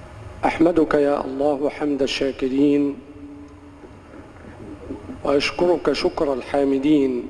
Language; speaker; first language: Arabic; native; Arabic